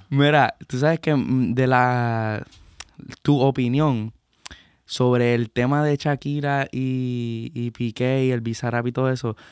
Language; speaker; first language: Spanish; native; Spanish